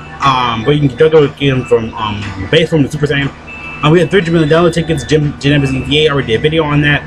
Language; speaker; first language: English; native; English